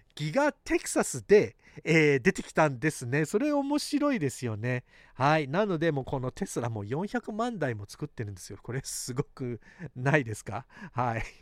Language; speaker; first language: Japanese; early bilingual, heritage; Japanese